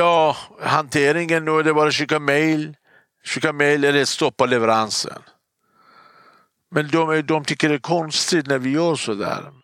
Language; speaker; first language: Swedish; non-native, fluent; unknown